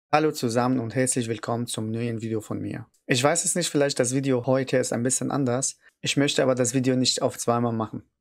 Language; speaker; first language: German; non-native, learner; Arabic